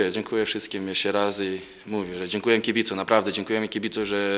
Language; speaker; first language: Polish; non-native, learner; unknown